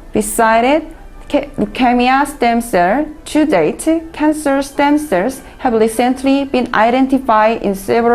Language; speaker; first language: English; non-native, learner; Korean